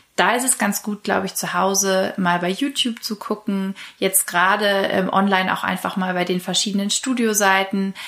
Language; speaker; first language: German; native; German